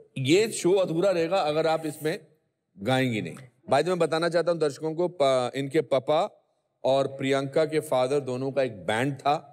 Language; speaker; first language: Hindi; native; Hindi